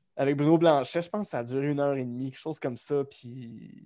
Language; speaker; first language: French; native; French